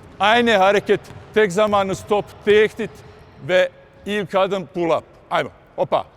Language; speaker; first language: Turkish; non-native, fluent; Bosnian